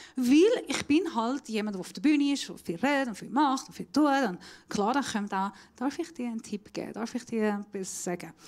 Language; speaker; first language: German; non-native, fluent; Assyrian Neo-Aramaic